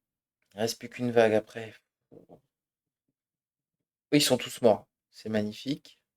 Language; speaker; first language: French; native; French